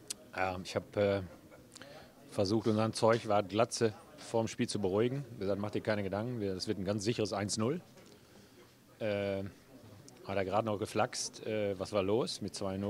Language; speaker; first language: German; native; German